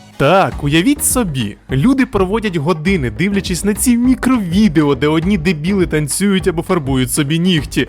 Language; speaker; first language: Ukrainian; native; Ukrainian